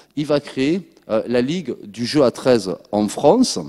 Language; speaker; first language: French; native; French